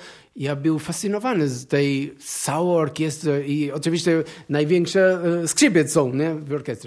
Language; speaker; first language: Polish; non-native, learner; Portuguese